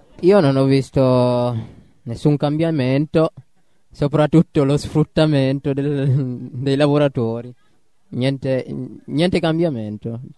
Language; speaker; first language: Italian; non-native, fluent; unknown